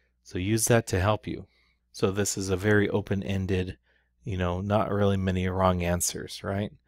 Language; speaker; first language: English; native; English